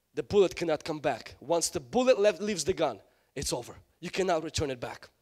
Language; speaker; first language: English; non-native, fluent; Ukrainian